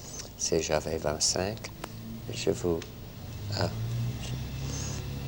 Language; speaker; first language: French; non-native, fluent; English